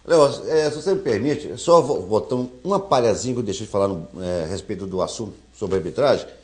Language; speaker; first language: Portuguese; native; Portuguese